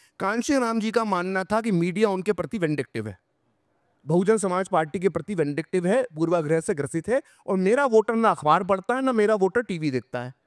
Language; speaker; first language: Hindi; native; Hindi